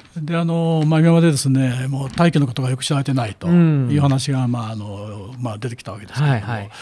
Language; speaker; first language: Japanese; native; Japanese